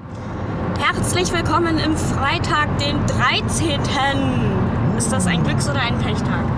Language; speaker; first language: German; native; German